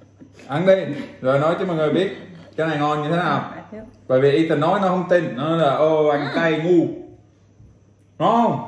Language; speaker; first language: Vietnamese; non-native, fluent; English